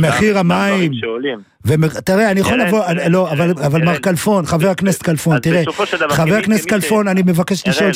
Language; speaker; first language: Hebrew; native; Hebrew